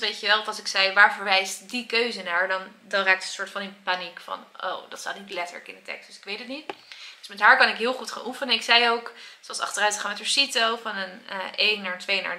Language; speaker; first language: Dutch; native; Dutch